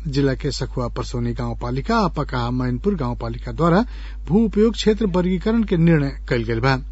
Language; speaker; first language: Bhojpuri; non-native, local second language; Nepali